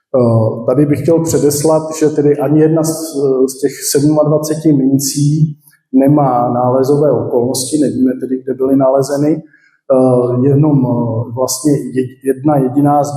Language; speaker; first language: Czech; native; Czech